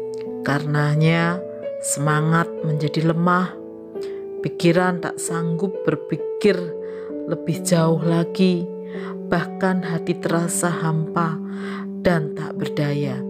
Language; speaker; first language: Indonesian; native; Indonesian